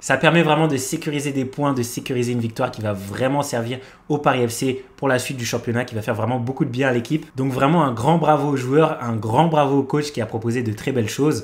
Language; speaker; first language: French; native; French